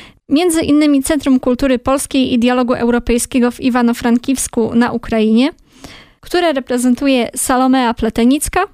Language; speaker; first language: Polish; native; Polish